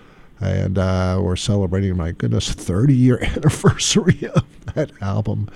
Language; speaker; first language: English; native; English